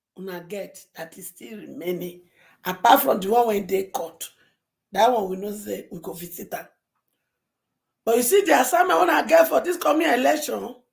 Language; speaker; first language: Nigerian Pidgin; non-native, local second language; Yoruba